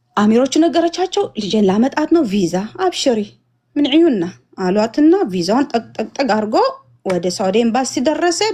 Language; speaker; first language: Amharic; non-native, fluent; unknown